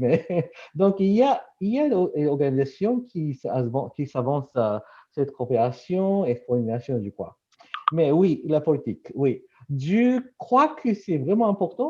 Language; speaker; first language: French; non-native, fluent; Japanese